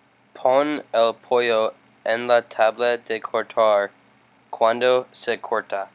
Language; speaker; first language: Spanish; non-native, learner; English